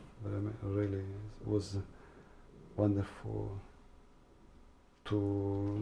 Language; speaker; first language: English; non-native, learner; Italian